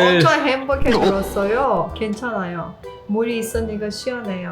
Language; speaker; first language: Korean; non-native, learner; Persian